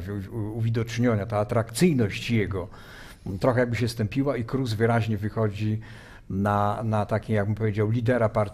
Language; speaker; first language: Polish; native; Polish